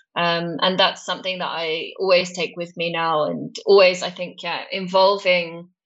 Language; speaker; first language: English; native; English